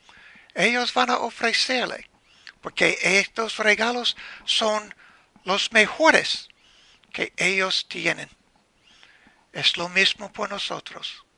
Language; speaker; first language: Spanish; non-native, learner; English